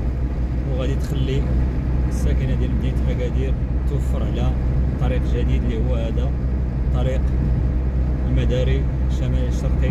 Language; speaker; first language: Arabic; native; Arabic